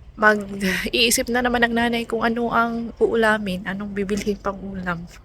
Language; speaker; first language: Filipino; non-native, local second language; Cebuano